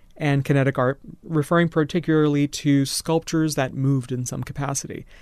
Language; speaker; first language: English; native; English